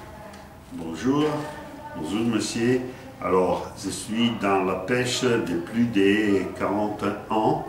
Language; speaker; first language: French; non-native, fluent; Italian